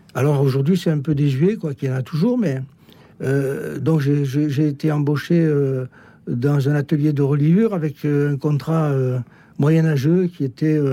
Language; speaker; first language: French; native; French